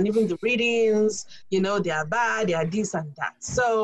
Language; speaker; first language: English; non-native, local second language; Yoruba